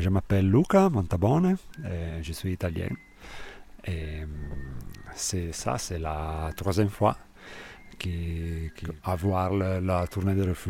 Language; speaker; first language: French; non-native, learner; Italian